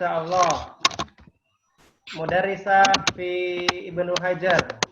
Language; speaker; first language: Arabic; non-native, fluent; Indonesian